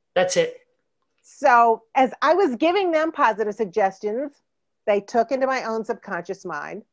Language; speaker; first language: English; native; English